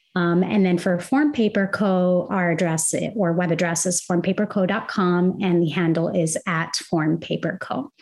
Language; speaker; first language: English; non-native, fluent; Arabic